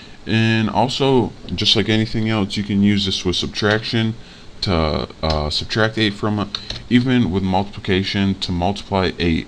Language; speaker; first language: English; native; English